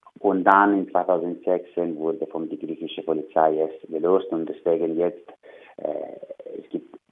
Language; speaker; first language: German; non-native, learner; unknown